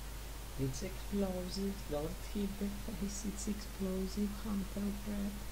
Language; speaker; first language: English; non-native, learner; Russian